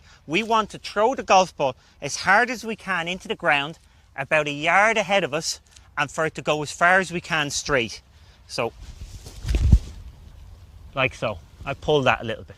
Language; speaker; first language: English; native; English